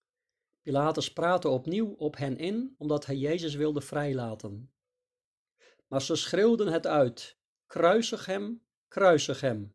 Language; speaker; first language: Dutch; native; Dutch